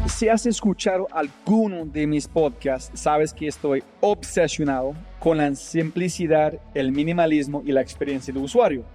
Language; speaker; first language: Spanish; non-native, fluent; English